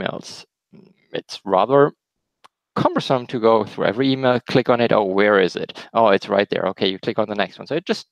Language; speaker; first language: English; non-native, fluent; German